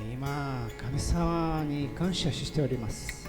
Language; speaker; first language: Japanese; early bilingual, heritage; Portuguese